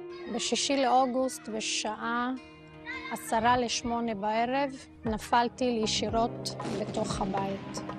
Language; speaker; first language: Hebrew; non-native, local second language; Arabic